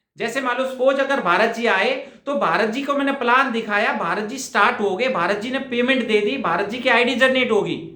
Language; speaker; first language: Hindi; native; Hindi